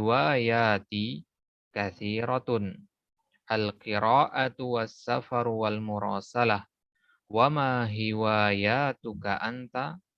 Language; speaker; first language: Arabic; non-native, fluent; Indonesian